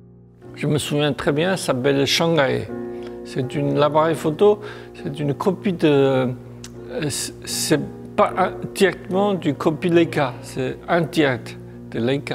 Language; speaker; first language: French; non-native, learner; Chinese